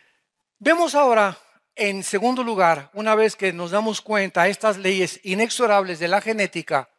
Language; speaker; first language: Spanish; native; Spanish